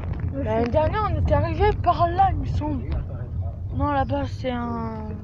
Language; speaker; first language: French; native; French